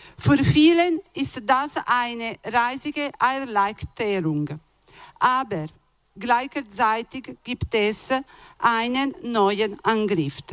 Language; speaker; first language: German; non-native, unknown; Italian